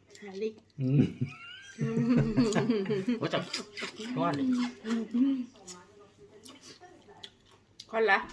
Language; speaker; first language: Swedish; non-native, learner; Thai